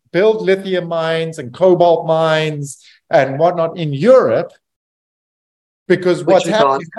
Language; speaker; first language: English; native; English